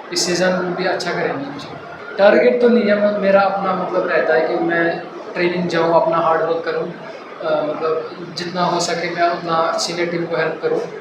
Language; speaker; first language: Hindi; non-native, local second language; Kashmiri